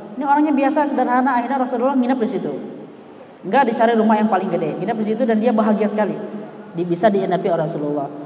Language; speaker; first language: Indonesian; native; Indonesian